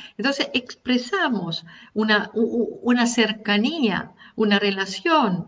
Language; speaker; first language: Spanish; non-native, fluent; Italian